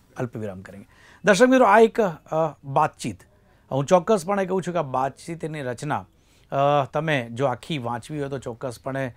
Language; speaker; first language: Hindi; non-native, local second language; Gujarati